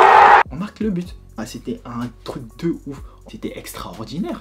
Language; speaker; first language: French; native; French